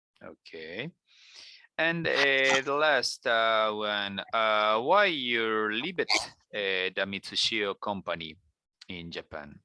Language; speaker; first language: English; non-native, learner; Spanish